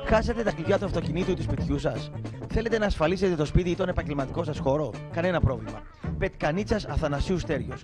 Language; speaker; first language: Greek; native; Greek